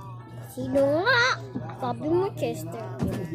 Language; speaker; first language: Filipino; native; Filipino